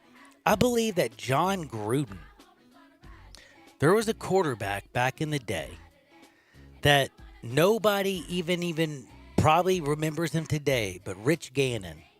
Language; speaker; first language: English; native; English